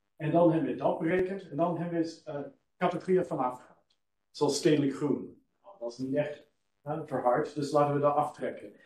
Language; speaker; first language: Dutch; non-native, fluent; English